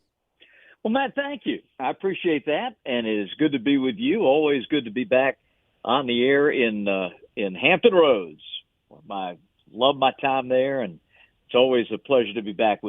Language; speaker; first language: English; native; English